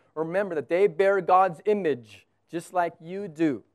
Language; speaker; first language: English; native; English